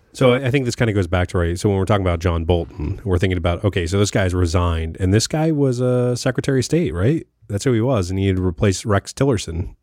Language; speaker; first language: English; native; English